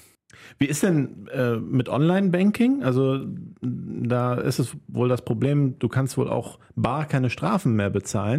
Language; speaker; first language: German; native; German